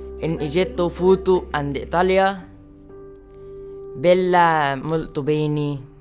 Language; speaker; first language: Italian; non-native, learner; Arabic